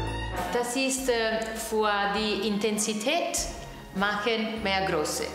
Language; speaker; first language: German; non-native, learner; Italian